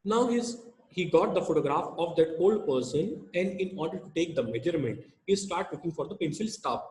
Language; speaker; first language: English; non-native, local second language; Hindi